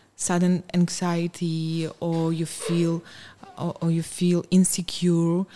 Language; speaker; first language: English; non-native, fluent; Ukrainian